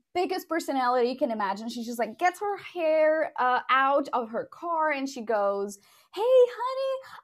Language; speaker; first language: English; non-native, fluent; Portuguese